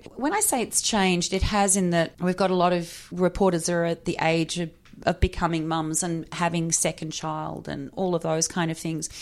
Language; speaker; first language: English; native; English